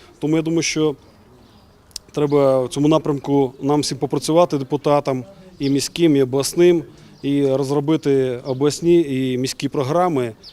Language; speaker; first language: Ukrainian; native; Ukrainian